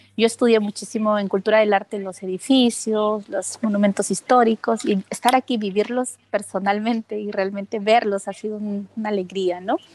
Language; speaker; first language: Spanish; native; Spanish